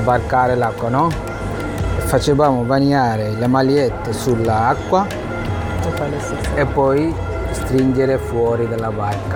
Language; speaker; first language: Italian; non-native, fluent; Bangla